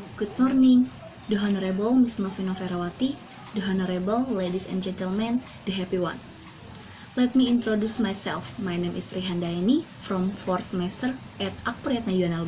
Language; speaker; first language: English; non-native, learner; Indonesian